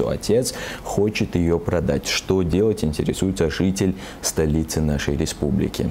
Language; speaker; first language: Russian; native; Russian